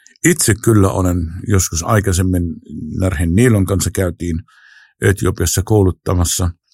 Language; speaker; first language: Finnish; non-native, fluent; Arabic